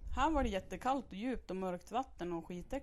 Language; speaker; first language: Swedish; native; Swedish